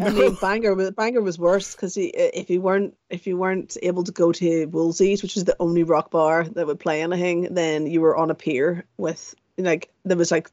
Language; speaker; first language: English; native; English